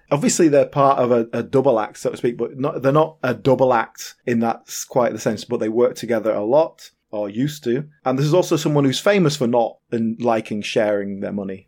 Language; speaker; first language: English; native; English